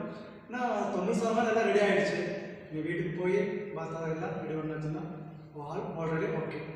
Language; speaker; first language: Tamil; non-native, local second language; Malayalam